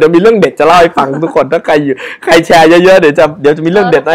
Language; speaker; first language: Thai; native; Thai